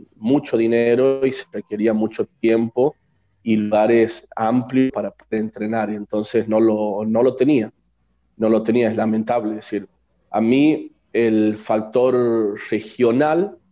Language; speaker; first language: Spanish; native; Spanish